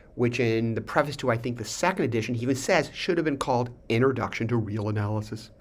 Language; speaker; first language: English; native; English